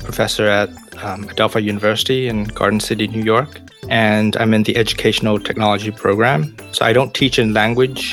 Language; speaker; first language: English; non-native, local second language; Chinese